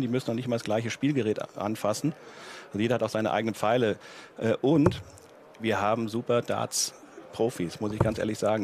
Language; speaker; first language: German; native; German